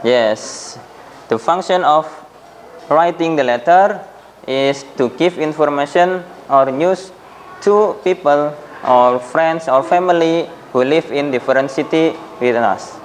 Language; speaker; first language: English; non-native, fluent; Indonesian